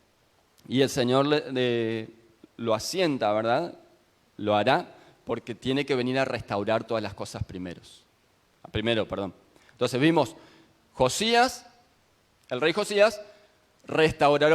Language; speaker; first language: Spanish; native; Spanish